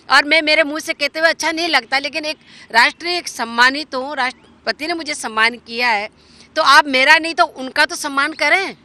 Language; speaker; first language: Hindi; native; Hindi